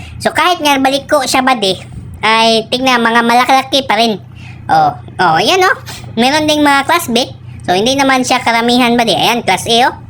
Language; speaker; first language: Filipino; non-native, local second language; Cebuano